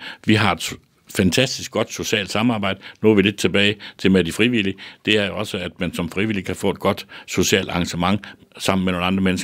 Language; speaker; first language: Danish; native; Danish